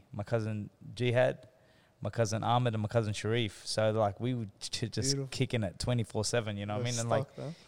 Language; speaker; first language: English; native; English